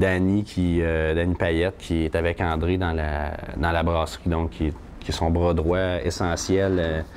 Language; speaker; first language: French; native; French